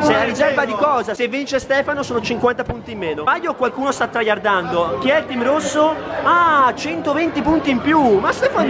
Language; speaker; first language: Italian; native; Italian